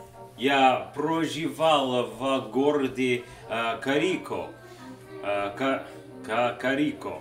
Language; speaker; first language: Russian; non-native, learner; English